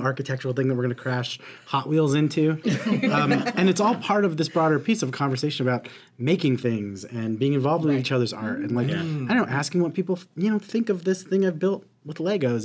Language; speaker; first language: English; native; English